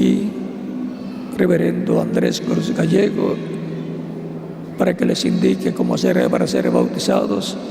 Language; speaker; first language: Spanish; native; Spanish